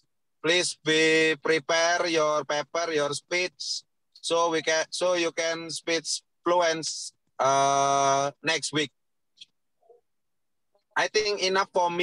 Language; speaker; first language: English; non-native, learner; Indonesian